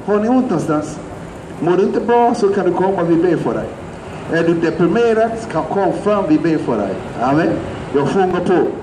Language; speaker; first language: Swedish; non-native, fluent; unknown